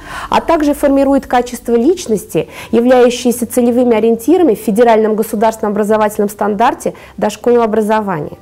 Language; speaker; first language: Russian; native; Russian